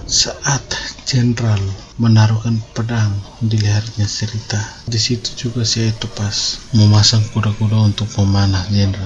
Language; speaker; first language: Indonesian; native; Indonesian